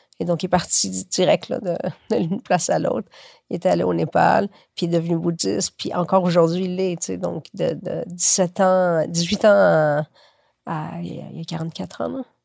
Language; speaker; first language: French; early bilingual, other home language; Spanish